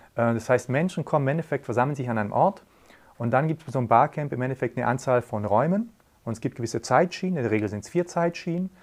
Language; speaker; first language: German; native; German